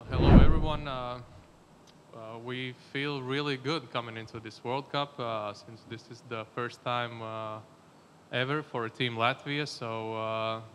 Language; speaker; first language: English; non-native, fluent; Latvian